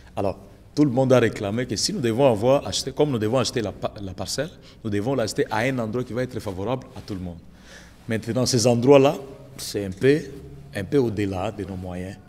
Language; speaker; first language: French; non-native, local second language; Lingala